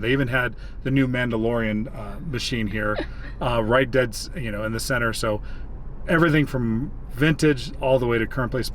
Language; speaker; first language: English; native; English